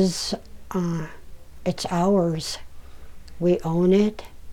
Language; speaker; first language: English; native; English